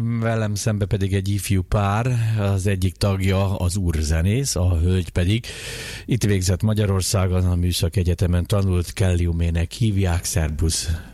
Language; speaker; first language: Hungarian; native; Hungarian